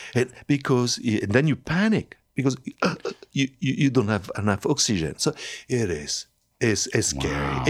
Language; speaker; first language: English; non-native, fluent; French